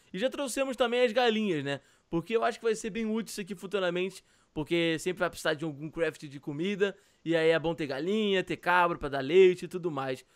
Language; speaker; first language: Portuguese; native; Portuguese